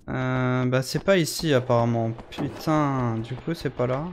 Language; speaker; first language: French; native; French